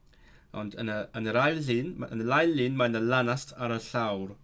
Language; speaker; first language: Welsh; non-native, learner; Cantonese